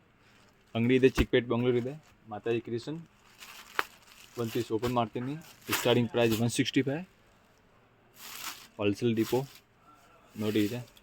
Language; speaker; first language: Kannada; non-native, local second language; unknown